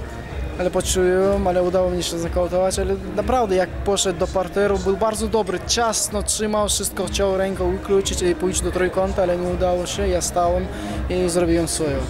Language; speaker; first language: Polish; non-native, fluent; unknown